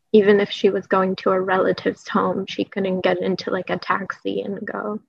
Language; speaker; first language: English; early bilingual, other home language; Persian